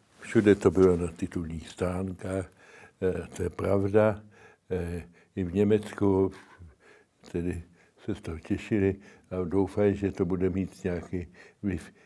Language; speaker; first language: Czech; early bilingual, heritage; Czech